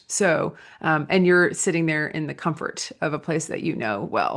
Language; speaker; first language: English; native; English